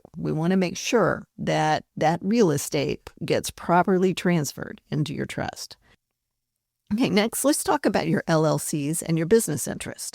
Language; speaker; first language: English; native; English